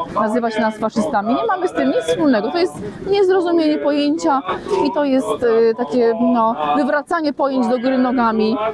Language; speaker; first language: Polish; native; Polish